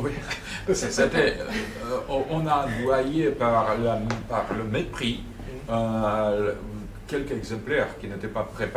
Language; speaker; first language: French; non-native, fluent; Russian